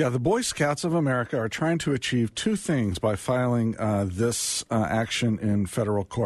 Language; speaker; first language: English; native; English